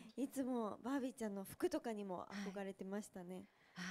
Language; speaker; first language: Japanese; early bilingual, heritage; English